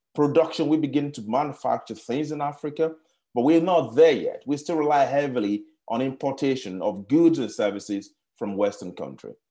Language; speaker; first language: English; non-native, local second language; Yoruba